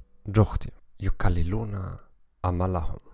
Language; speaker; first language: Arabic; non-native, learner; German